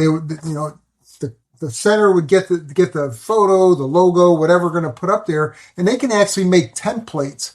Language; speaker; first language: English; native; English